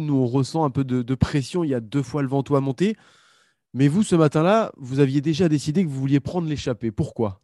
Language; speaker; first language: French; native; French